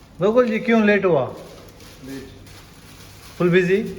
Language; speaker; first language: Hindi; non-native, local second language; Tulu